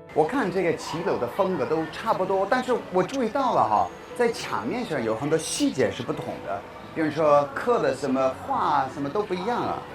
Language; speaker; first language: Chinese; non-native, fluent; English